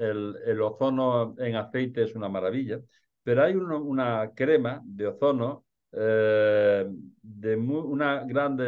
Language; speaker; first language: Spanish; native; Spanish